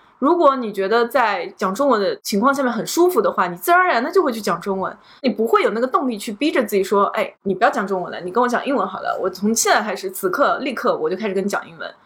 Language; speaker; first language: Chinese; native; Chinese